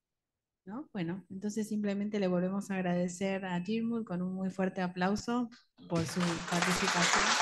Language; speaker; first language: Spanish; native; Spanish